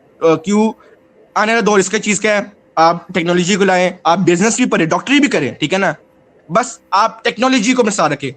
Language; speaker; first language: Urdu; non-native, local second language; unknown